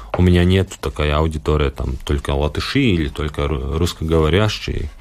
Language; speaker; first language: Russian; non-native, local second language; Latvian